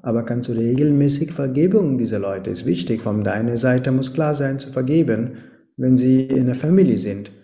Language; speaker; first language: German; non-native, fluent; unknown